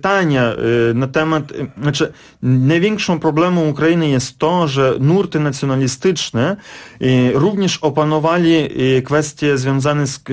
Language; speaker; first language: Polish; non-native, fluent; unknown